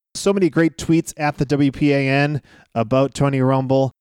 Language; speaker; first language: English; native; English